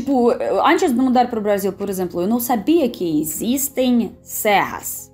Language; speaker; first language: Portuguese; non-native, fluent; Russian